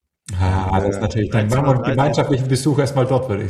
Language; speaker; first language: German; native; German